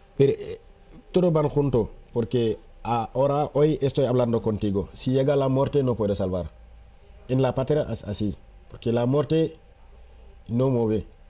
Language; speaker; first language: Spanish; non-native, fluent; Wolof